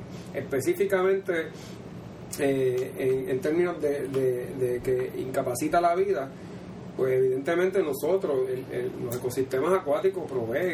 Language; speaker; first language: Spanish; native; Spanish